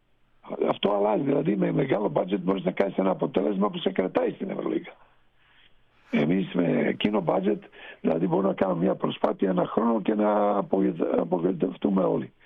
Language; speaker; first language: Greek; non-native, fluent; Serbian